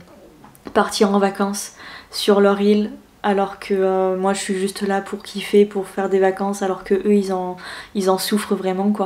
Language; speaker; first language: French; native; French